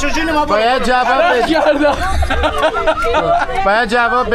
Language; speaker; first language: Persian; native; Persian